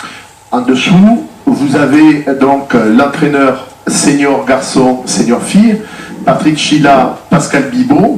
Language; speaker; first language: French; native; French